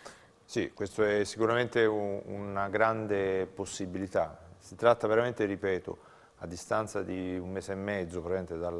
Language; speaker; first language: Italian; native; Italian